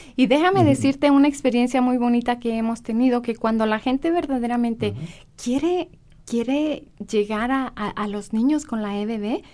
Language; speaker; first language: Spanish; native; Spanish